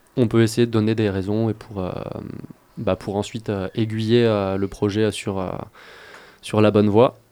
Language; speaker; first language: French; native; French